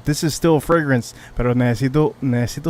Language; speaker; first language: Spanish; early bilingual, heritage; Spanish